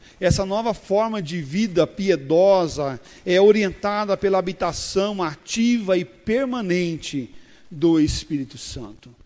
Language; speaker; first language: Portuguese; native; Portuguese